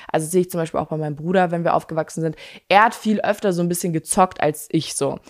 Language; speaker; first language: German; native; German